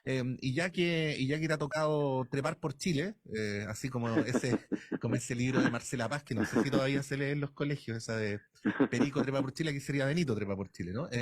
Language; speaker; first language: Spanish; native; Spanish